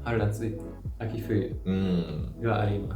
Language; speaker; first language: Japanese; non-native, learner; English